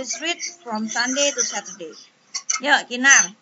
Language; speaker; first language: English; non-native, fluent; Indonesian